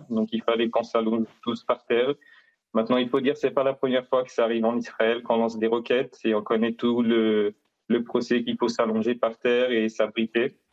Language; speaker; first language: French; non-native, fluent; Hebrew